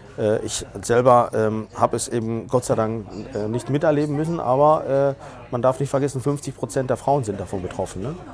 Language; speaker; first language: German; early bilingual, other home language; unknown